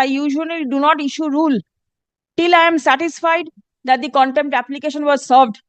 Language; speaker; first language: English; non-native, local second language; Bangla